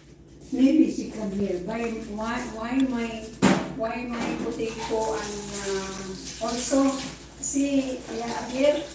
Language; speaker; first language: English; non-native, learner; Filipino